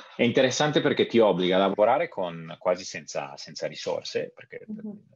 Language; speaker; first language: Italian; native; Italian